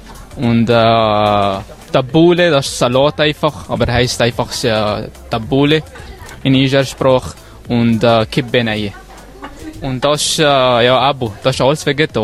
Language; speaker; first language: German; early bilingual, other home language; Arabic